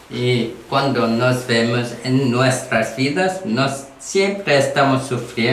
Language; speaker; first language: Spanish; non-native, learner; Korean